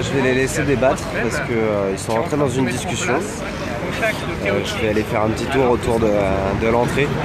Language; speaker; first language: French; native; French